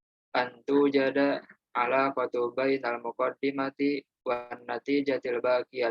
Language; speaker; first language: Arabic; non-native, learner; Indonesian